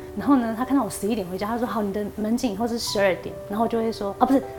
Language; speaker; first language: Chinese; early bilingual, heritage; Spanish